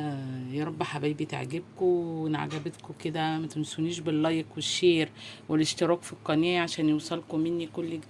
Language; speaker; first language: Arabic; native; Arabic